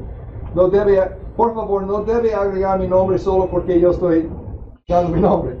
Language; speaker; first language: Spanish; non-native, fluent; English